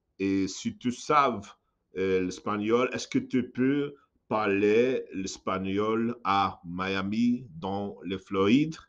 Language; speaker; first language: French; non-native, learner; English